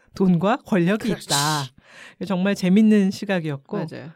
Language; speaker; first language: Korean; native; Korean